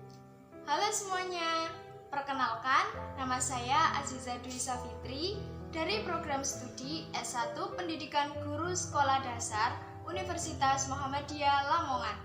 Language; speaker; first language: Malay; non-native, local second language; Javanese